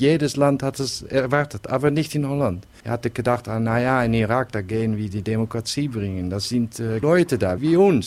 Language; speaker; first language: German; non-native, fluent; Dutch